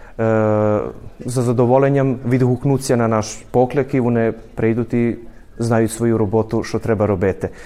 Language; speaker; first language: Ukrainian; early bilingual, heritage; Ukrainian